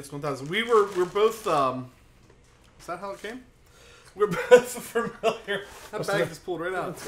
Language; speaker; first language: English; native; English